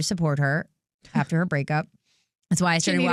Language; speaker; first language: English; native; English